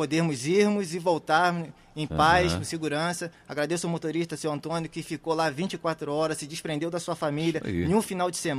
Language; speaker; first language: Portuguese; native; Portuguese